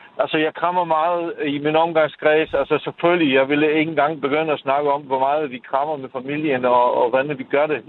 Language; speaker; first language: Danish; non-native, fluent; Polish